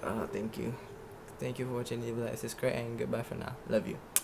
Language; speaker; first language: English; non-native, local second language; Malay